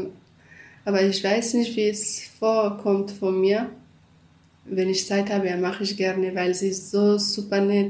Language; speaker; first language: German; non-native, learner; Central Kurdish